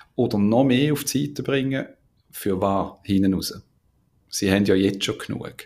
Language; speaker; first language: German; native; German